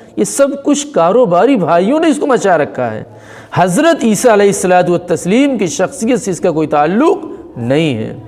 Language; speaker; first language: Urdu; native; Urdu